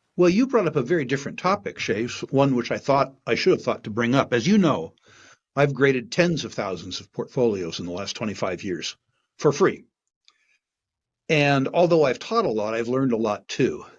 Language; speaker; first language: English; native; English